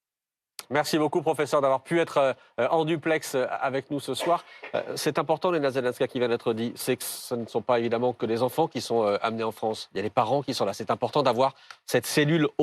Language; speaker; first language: French; native; French